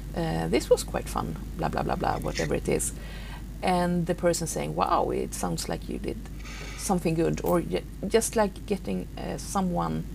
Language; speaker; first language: English; non-native, fluent; Swedish